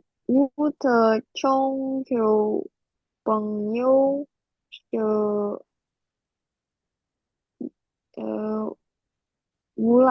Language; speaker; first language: Chinese; non-native, learner; Indonesian